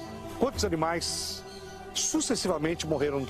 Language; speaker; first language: Portuguese; native; Portuguese